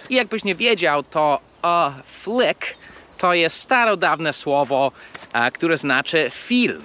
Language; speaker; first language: Polish; non-native, fluent; English